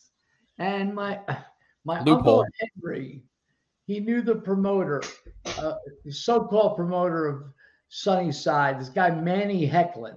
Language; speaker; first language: English; native; English